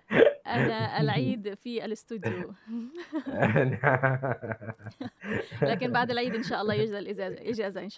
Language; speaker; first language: Arabic; non-native, learner; Malay